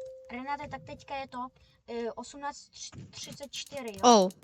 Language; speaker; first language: Czech; early bilingual, other home language; Russian